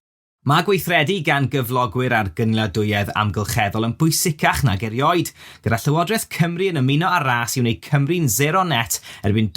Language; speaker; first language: Welsh; native; Welsh